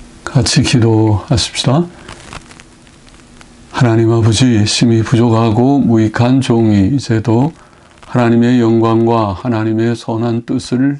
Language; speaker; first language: Korean; native; Korean